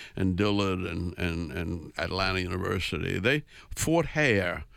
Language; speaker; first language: English; native; English